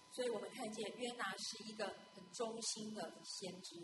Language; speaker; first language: Chinese; native; Chinese